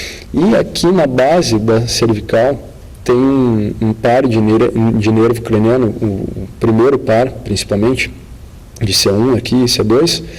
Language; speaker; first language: Portuguese; native; Portuguese